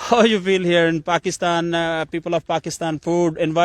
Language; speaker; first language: English; non-native, local second language; Urdu